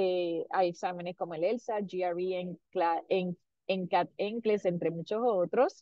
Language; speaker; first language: Spanish; native; Spanish